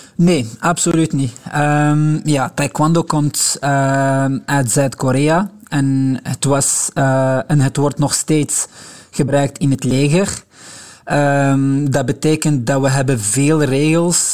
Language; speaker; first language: Dutch; non-native, local second language; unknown